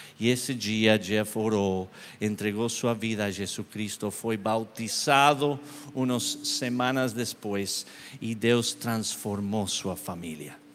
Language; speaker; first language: Portuguese; non-native, learner; Spanish